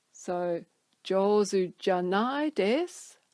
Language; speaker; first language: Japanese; non-native, fluent; English